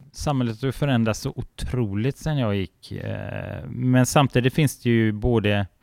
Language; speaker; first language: Swedish; native; Swedish